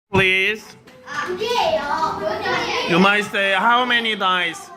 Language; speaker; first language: English; non-native, fluent; Korean